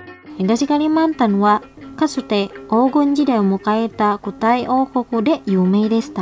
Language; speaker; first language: Japanese; non-native, fluent; Indonesian